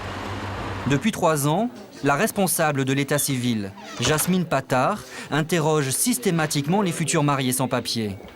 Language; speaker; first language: French; native; French